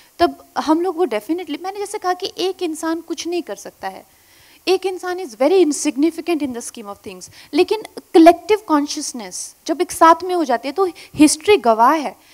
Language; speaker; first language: Hindi; native; Hindi